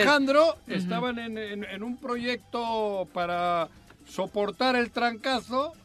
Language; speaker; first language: Spanish; native; Spanish